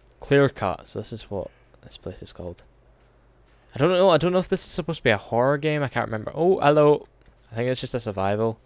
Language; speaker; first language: English; native; English